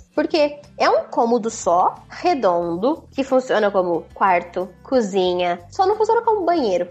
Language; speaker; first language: Portuguese; native; Portuguese